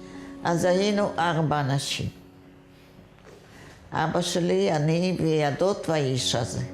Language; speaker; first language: Hebrew; non-native, fluent; Yiddish